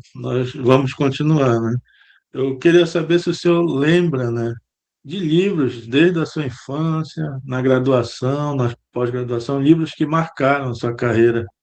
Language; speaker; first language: Portuguese; native; Portuguese